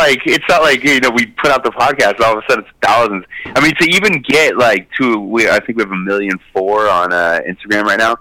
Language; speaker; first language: English; native; English